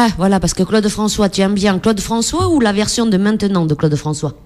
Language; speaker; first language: French; native; French